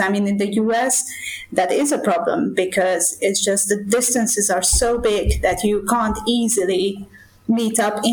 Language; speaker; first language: English; non-native, fluent; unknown